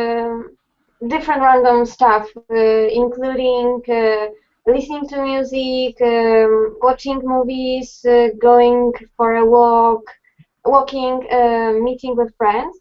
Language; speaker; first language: English; non-native, fluent; Polish